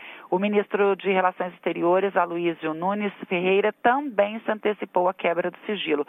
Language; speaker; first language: Portuguese; native; Portuguese